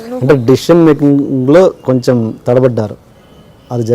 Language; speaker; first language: Telugu; native; Telugu